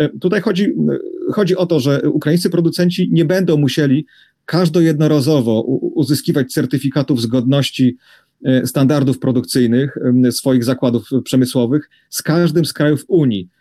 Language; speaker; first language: Polish; native; Polish